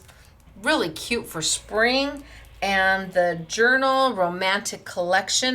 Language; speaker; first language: English; native; English